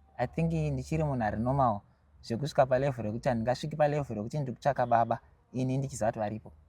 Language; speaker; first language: Shona; native; Shona